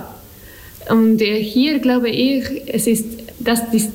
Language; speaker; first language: German; non-native, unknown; Spanish